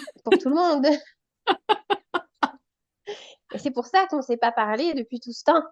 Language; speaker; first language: French; native; French